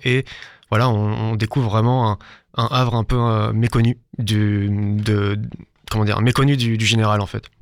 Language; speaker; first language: French; native; French